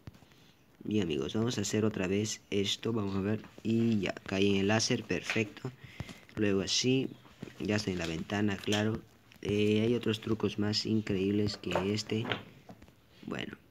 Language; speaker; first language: Spanish; native; Spanish